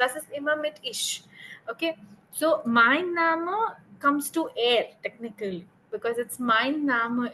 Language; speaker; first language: German; non-native, learner; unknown